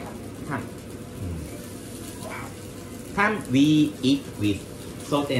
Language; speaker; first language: English; non-native, learner; Japanese